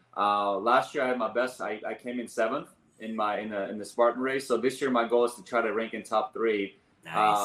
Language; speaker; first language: English; early bilingual, other home language; Armenian